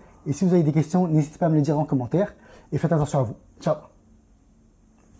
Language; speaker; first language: French; native; French